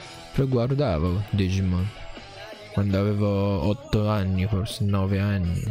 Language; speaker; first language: Italian; non-native, learner; Japanese